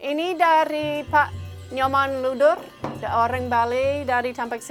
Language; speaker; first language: Indonesian; non-native, learner; English